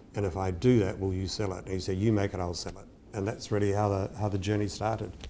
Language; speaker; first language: English; native; English